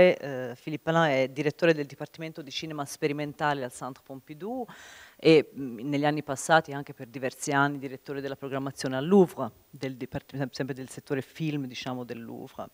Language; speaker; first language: Italian; native; Italian